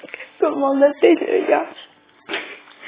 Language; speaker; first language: French; native; French